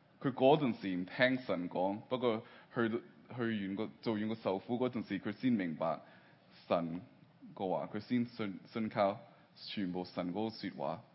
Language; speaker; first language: Cantonese; early bilingual, heritage; Cantonese